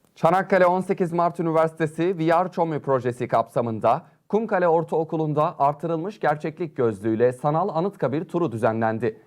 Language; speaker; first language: Turkish; native; Turkish